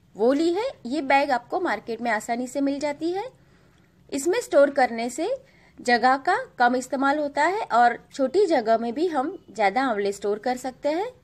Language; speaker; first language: Hindi; non-native, local second language; Gujarati